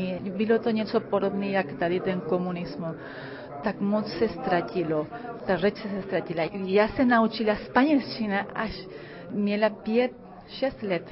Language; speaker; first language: Czech; early bilingual, heritage; Czech